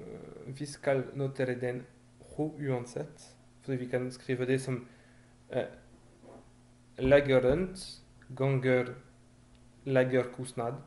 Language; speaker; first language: Norwegian; non-native, fluent; French